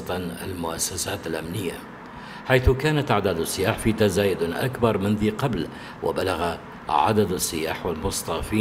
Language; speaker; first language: Arabic; non-native, local second language; Kurdish